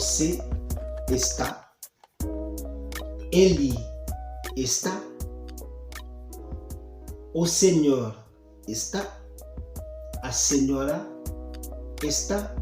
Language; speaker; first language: Portuguese; non-native, fluent; Haitian Creole